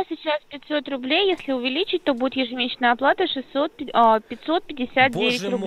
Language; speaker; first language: Russian; native; Russian